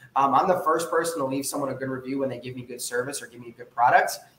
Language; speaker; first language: English; native; English